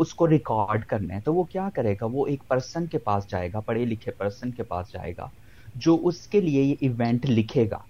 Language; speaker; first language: Urdu; non-native, local second language; Punjabi